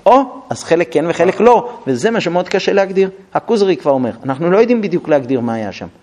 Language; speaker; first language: Hebrew; non-native, fluent; English